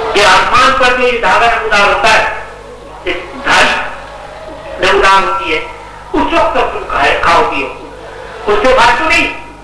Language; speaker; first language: Urdu; native; Urdu